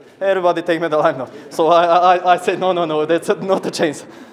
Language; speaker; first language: English; non-native, fluent; Serbian